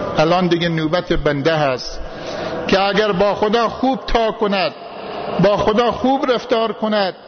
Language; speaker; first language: Persian; native; Persian